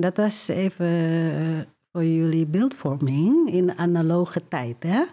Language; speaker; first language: Dutch; non-native, fluent; Indonesian